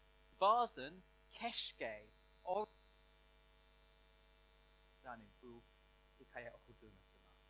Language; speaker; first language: Turkish; non-native, learner; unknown